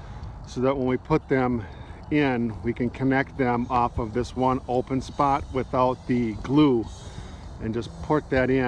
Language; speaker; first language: English; native; English